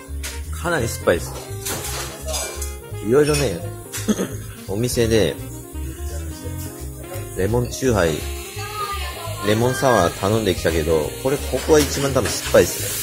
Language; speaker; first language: Japanese; native; Japanese